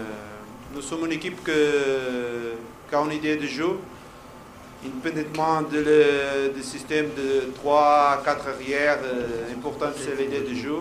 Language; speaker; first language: French; non-native, fluent; Portuguese